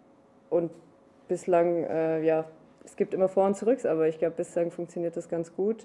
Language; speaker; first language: German; native; German